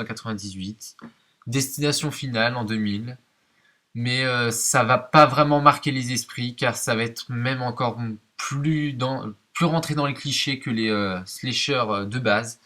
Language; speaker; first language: French; native; French